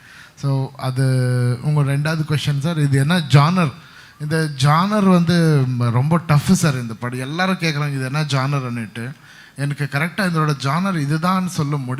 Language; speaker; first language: Tamil; non-native, local second language; Kannada